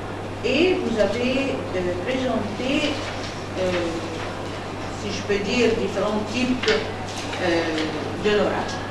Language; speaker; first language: French; non-native, fluent; Arabic